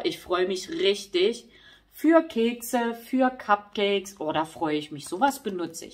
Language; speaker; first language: German; native; German